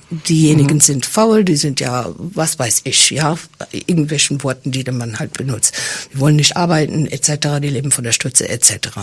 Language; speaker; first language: German; non-native, fluent; English